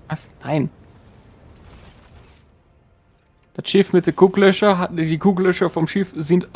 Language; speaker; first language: German; native; German